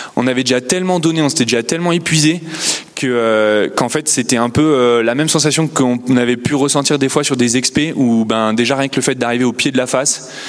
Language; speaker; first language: French; native; French